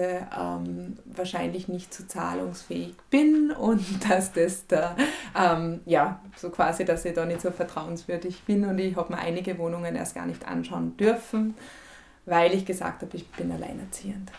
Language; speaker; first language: German; native; German